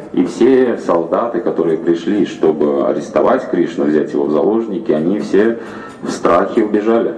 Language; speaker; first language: Russian; native; Russian